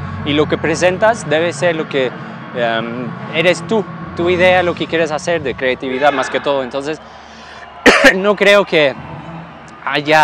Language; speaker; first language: Spanish; non-native, fluent; English